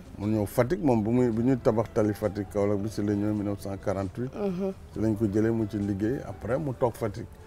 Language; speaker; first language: Wolof; non-native, local second language; Fula